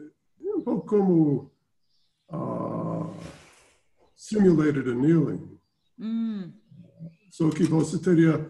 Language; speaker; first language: Portuguese; non-native, fluent; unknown